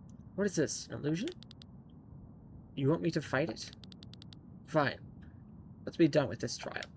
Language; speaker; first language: English; native; English